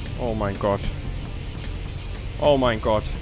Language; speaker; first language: German; native; German